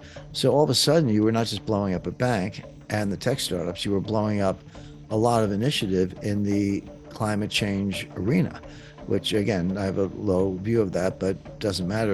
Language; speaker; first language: English; native; English